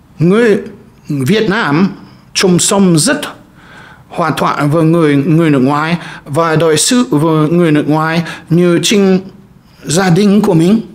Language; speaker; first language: Vietnamese; non-native, fluent; German